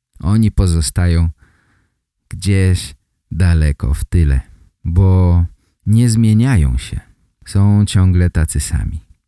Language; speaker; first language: Polish; native; Polish